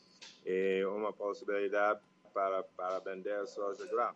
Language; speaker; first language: Portuguese; non-native, fluent; English